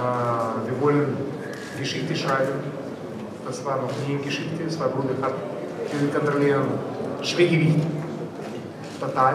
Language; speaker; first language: German; non-native, learner; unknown